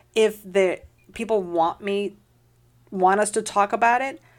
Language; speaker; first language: English; early bilingual, heritage; Spanish